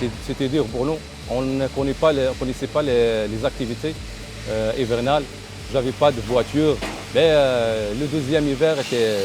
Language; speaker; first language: French; non-native, local second language; Arabic